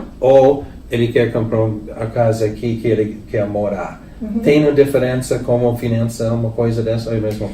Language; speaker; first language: Portuguese; non-native, learner; English